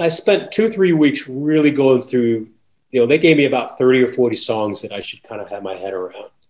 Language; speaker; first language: English; native; English